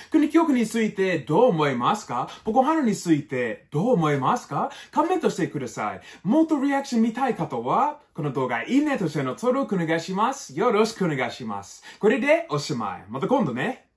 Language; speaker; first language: Japanese; non-native, learner; English